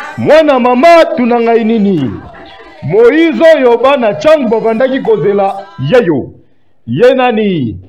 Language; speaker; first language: Lingala; native; Lingala